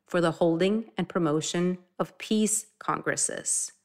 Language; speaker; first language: English; non-native, fluent; Norwegian